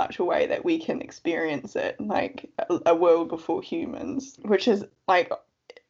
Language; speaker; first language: English; native; English